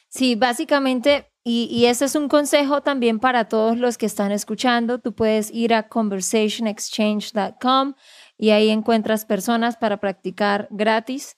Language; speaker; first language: Spanish; native; Spanish